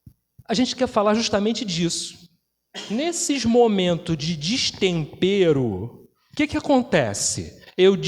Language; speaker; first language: Portuguese; native; Portuguese